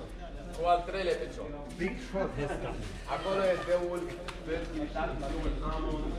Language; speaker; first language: Romanian; non-native, learner; Arabic